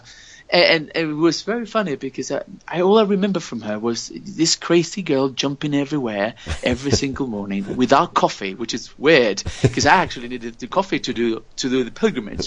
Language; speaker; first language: English; non-native, fluent; Spanish